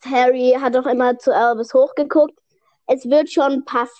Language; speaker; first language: German; native; German